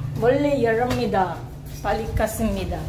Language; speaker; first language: Korean; non-native, learner; Filipino